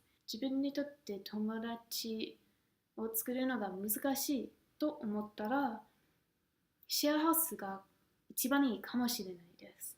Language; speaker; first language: Japanese; non-native, fluent; English